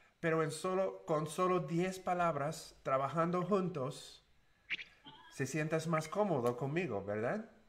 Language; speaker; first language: Spanish; non-native, learner; English